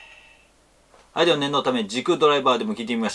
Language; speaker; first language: Japanese; native; Japanese